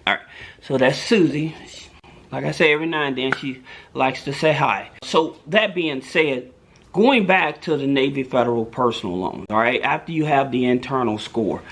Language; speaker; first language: English; native; English